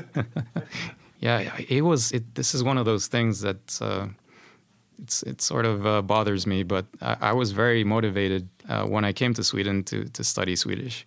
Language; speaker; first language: English; non-native, fluent; Spanish